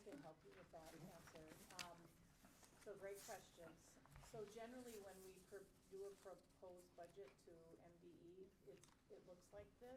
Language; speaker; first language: English; native; English